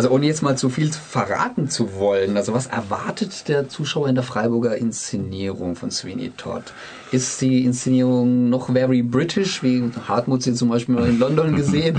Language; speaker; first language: German; native; German